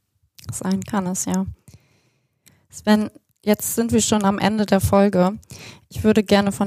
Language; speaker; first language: German; native; German